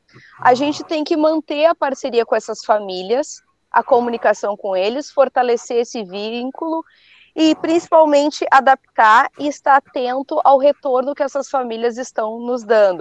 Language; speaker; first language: Portuguese; native; Portuguese